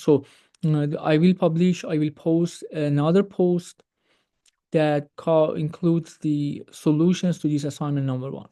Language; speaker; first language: English; non-native, fluent; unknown